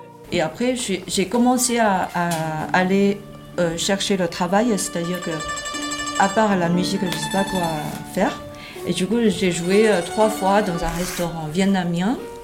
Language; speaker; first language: French; non-native, fluent; Chinese